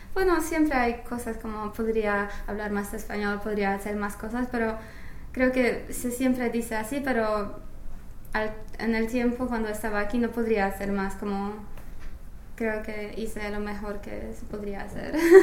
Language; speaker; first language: Spanish; non-native, fluent; English